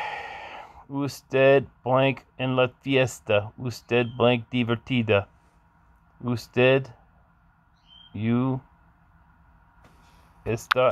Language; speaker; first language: Spanish; non-native, learner; English